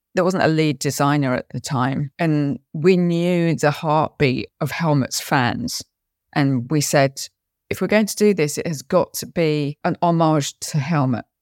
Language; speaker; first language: English; native; English